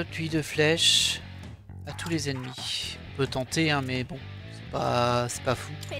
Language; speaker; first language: French; native; French